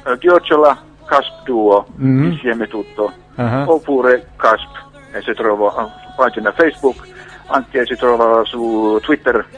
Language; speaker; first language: Italian; non-native, learner; Finnish